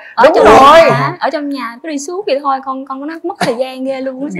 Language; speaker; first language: Vietnamese; native; Vietnamese